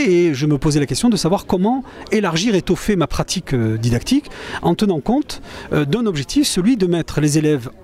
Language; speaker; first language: French; native; French